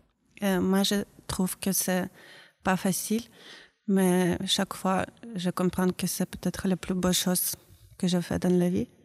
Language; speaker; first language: French; non-native, learner; Ukrainian